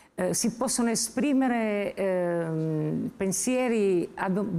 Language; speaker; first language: Italian; non-native, fluent; Albanian